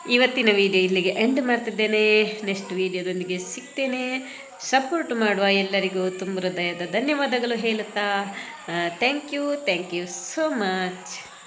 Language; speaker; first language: Kannada; non-native, local second language; Tulu